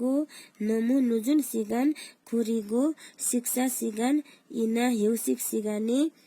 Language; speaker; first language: Korean; non-native, learner; Nepali